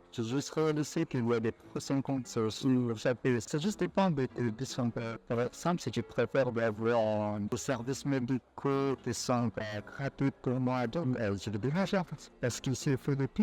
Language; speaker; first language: French; non-native, fluent; Filipino